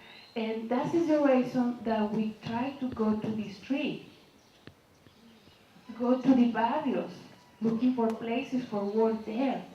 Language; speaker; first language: English; non-native, learner; Spanish